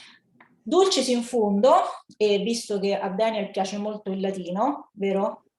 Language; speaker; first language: Italian; native; Italian